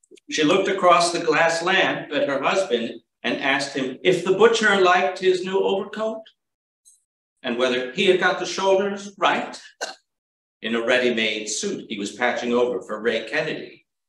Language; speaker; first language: English; native; English